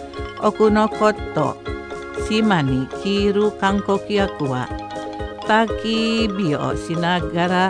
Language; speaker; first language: Japanese; non-native, fluent; Indonesian